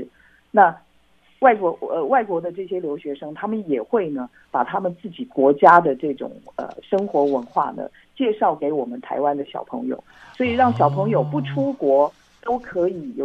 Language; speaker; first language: Chinese; native; Chinese